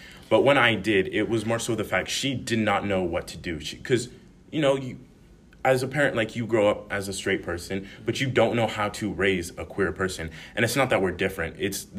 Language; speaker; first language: English; native; English